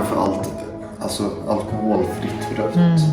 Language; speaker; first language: Swedish; native; Swedish